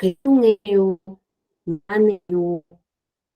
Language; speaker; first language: Korean; non-native, fluent; Spanish